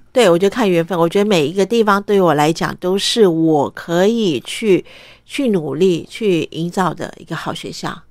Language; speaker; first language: Chinese; early bilingual, other home language; Cantonese